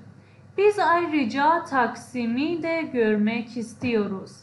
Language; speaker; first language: Turkish; non-native, fluent; Persian